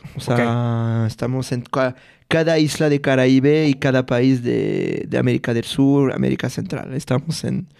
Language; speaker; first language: Spanish; non-native, fluent; French